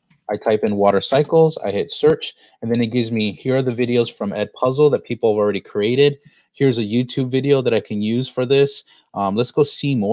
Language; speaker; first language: English; early bilingual, other home language; Spanish